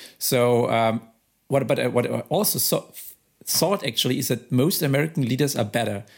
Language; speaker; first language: English; non-native, fluent; German